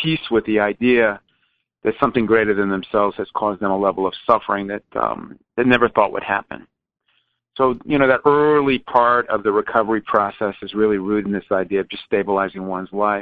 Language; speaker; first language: English; native; English